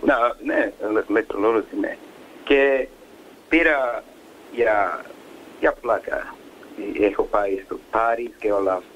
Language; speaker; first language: Greek; early bilingual, heritage; English